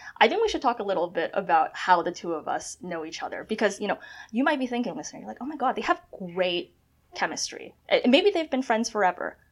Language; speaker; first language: English; early bilingual, other home language; Chinese